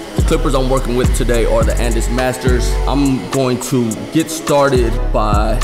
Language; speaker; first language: English; native; English